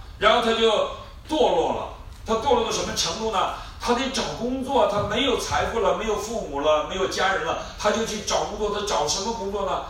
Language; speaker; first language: Chinese; native; Chinese